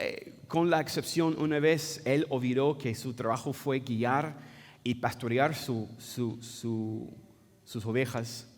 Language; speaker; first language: Spanish; non-native, fluent; English